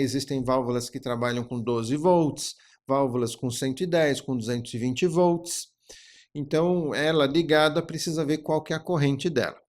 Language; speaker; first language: Portuguese; native; Portuguese